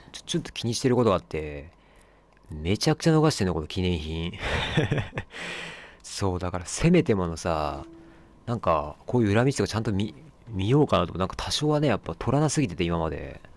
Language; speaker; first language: Japanese; native; Japanese